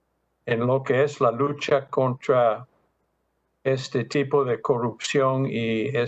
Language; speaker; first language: Spanish; non-native, fluent; English